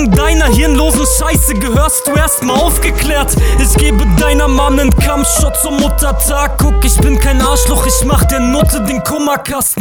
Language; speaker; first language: German; native; German